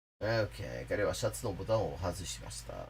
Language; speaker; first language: Japanese; non-native, learner; English